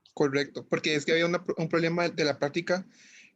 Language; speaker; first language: Spanish; native; Spanish